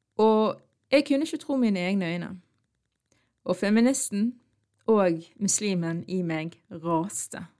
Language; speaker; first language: Norwegian; early bilingual, other home language; Arabic